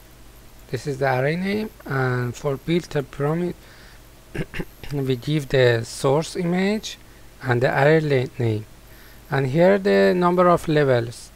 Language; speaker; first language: English; non-native, fluent; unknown